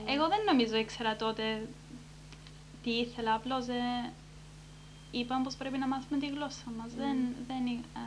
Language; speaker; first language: Greek; early bilingual, heritage; Greek